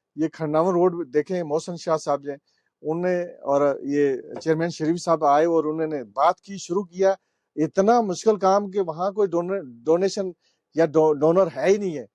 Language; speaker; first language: Urdu; non-native, local second language; Pahari-Potwari